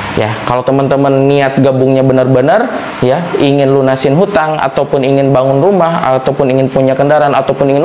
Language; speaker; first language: Indonesian; non-native, local second language; Sundanese